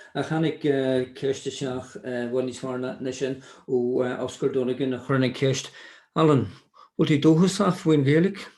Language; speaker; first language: Irish; non-native, local second language; English